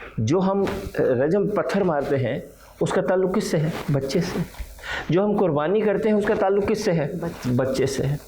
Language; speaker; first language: Urdu; early bilingual, heritage; Urdu